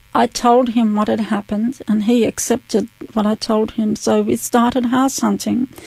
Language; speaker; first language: English; native; English